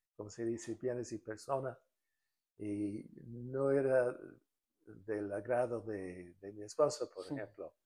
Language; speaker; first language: Spanish; non-native, fluent; English